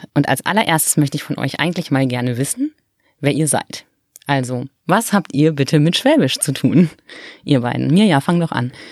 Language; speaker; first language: German; native; German